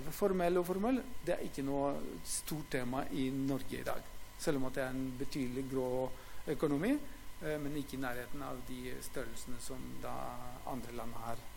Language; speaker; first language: Norwegian; non-native, fluent; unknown